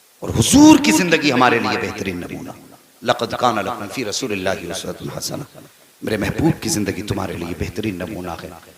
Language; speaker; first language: Hindi; native; Hindi